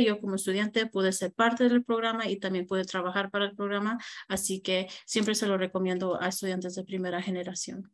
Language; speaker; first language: Spanish; early bilingual, heritage; Spanish